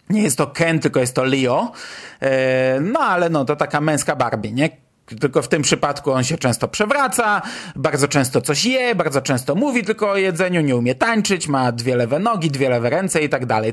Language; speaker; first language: Polish; native; Polish